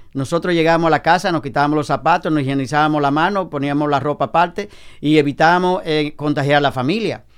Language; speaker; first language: Spanish; native; Spanish